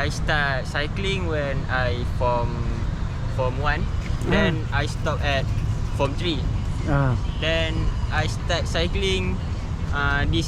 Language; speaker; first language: English; non-native, local second language; Malay